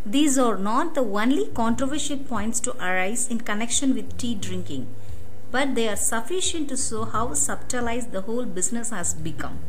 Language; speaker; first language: English; non-native, local second language; Tamil